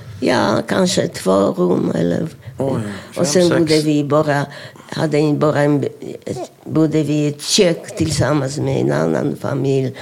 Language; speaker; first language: Swedish; non-native, fluent; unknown